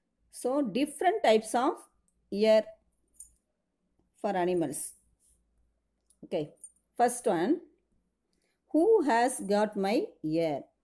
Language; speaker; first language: English; non-native, local second language; Tamil